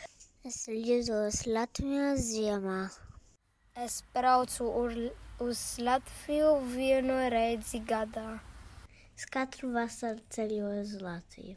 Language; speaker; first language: Latvian; early bilingual, heritage; Latvian